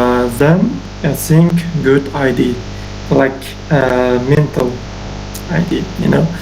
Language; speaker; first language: English; non-native, learner; Uzbek